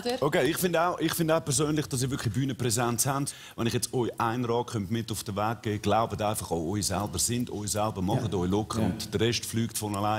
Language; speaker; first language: German; native; German